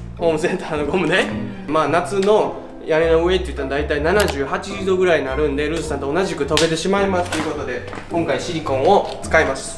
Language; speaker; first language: Japanese; native; Japanese